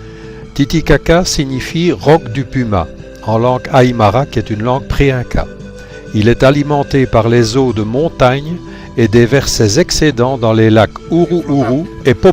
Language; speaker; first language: French; native; French